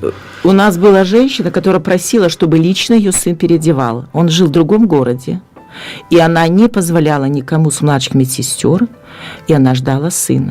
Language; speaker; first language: Russian; native; Russian